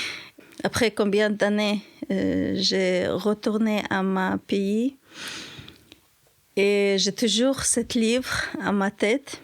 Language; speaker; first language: French; non-native, learner; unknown